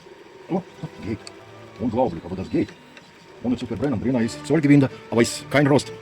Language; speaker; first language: German; non-native, learner; Russian